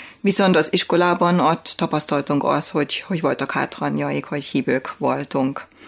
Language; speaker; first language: Hungarian; non-native, fluent; German